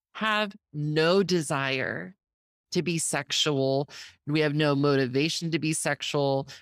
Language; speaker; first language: English; native; English